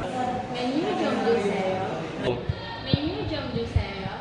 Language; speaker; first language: Korean; non-native, learner; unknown